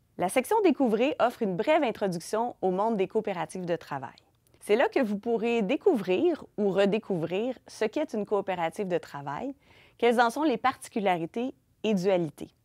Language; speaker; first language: French; native; French